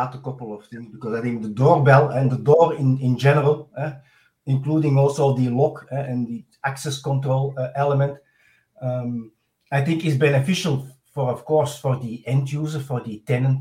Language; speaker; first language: English; non-native, fluent; Dutch